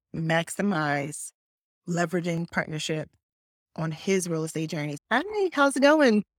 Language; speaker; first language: English; native; English